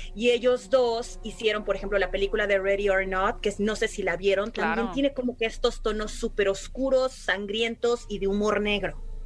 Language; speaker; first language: Spanish; native; Spanish